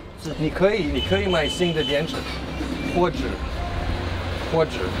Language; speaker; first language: Chinese; non-native, learner; English